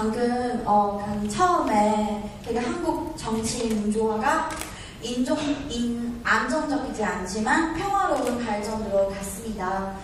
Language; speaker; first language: Korean; non-native, fluent; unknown